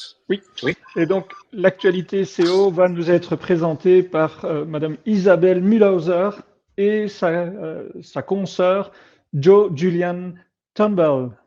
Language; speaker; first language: French; native; French